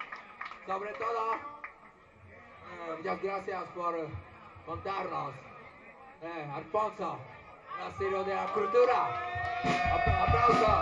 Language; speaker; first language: Spanish; non-native, learner; Japanese